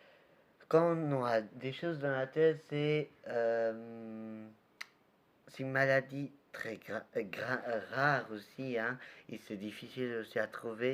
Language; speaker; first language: French; non-native, learner; Portuguese